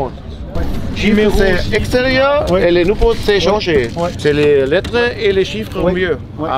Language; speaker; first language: French; non-native, learner; German